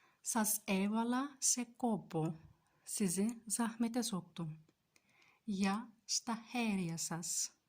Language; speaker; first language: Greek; non-native, fluent; Turkish